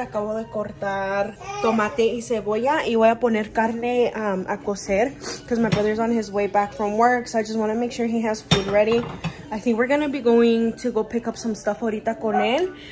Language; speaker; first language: English; early bilingual, other home language; Spanish